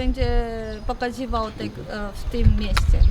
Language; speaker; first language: Polish; non-native, learner; Korean